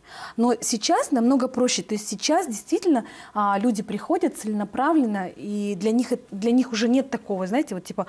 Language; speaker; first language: Russian; native; Russian